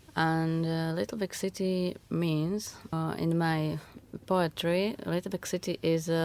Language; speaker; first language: English; non-native, fluent; Slovak